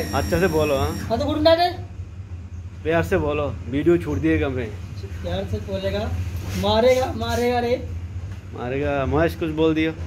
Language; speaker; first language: Hindi; non-native, fluent; Bangla